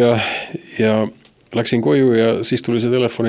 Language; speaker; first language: Estonian; native; Estonian